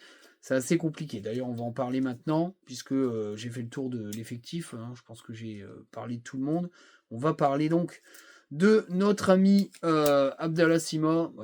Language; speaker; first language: French; native; French